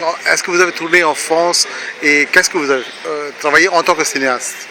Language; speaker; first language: French; non-native, fluent; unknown